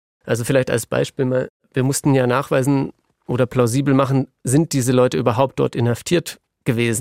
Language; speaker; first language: German; native; German